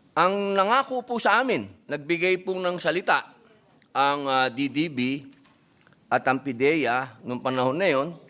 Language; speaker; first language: Filipino; native; Filipino